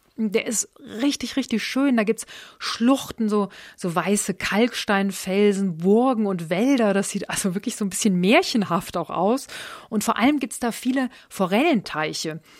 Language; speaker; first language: German; native; German